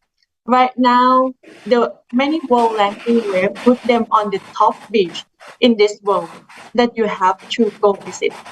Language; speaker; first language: English; non-native, learner; Thai